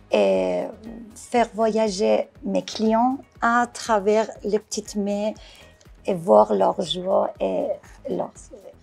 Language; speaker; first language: French; non-native, fluent; Persian